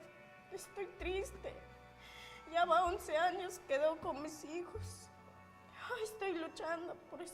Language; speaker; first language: Spanish; non-native, local second language; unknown